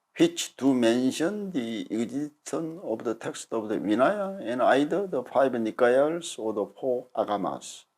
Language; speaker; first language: English; non-native, fluent; Korean